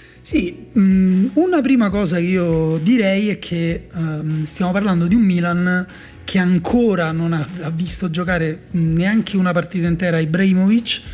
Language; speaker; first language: Italian; native; Italian